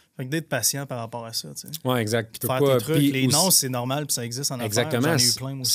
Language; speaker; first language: French; native; French